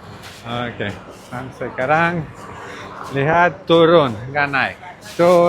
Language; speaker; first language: Indonesian; non-native, learner; Catalan